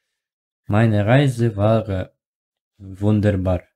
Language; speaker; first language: German; non-native, learner; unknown